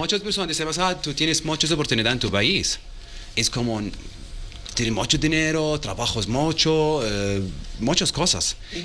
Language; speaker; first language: Spanish; non-native, learner; Arabic